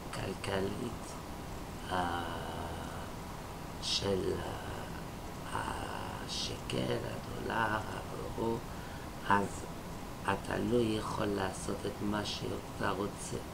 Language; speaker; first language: Hebrew; non-native, fluent; French